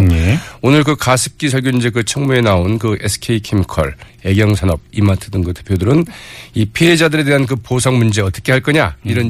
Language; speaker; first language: Korean; native; Korean